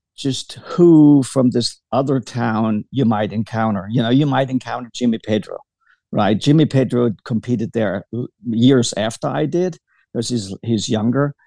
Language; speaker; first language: English; early bilingual, other home language; German